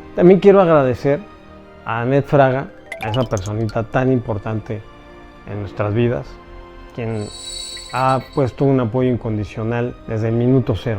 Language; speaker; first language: Spanish; native; Spanish